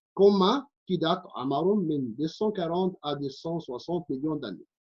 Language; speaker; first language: French; non-native, local second language; Arabic